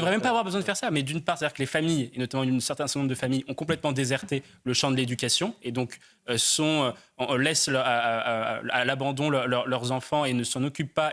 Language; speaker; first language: French; native; French